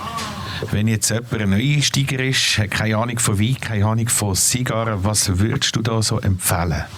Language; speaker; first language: German; native; German